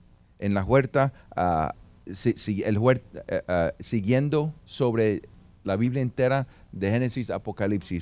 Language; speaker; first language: Spanish; early bilingual, heritage; Spanish